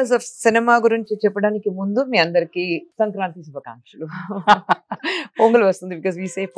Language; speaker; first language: Telugu; non-native, fluent; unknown